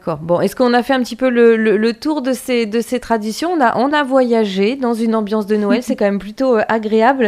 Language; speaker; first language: French; native; French